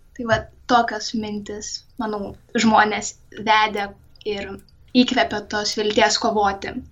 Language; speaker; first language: Lithuanian; native; Lithuanian